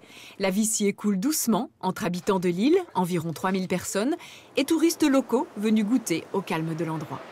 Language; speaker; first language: French; native; French